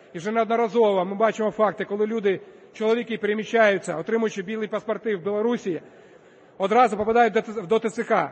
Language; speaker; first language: Ukrainian; native; Ukrainian